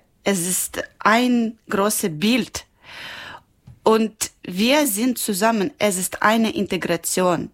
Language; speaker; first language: German; non-native, learner; Ukrainian